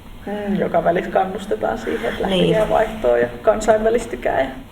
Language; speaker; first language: Finnish; native; Finnish